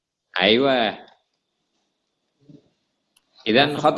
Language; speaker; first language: Arabic; non-native, fluent; Indonesian